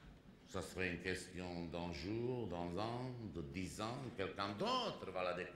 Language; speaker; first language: French; non-native, fluent; Czech